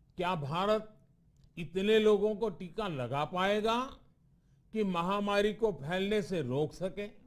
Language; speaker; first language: Hindi; non-native, local second language; Gujarati